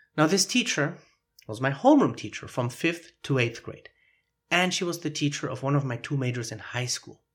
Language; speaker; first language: English; non-native, fluent; German